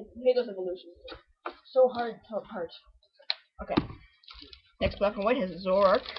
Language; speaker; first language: English; native; English